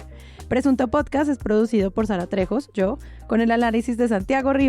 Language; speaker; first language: Spanish; native; Spanish